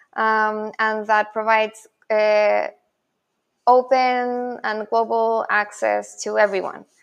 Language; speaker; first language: English; non-native, fluent; Spanish